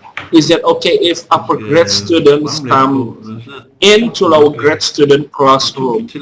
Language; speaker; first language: English; non-native, fluent; Indonesian